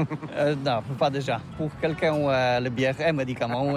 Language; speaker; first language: French; non-native, learner; Polish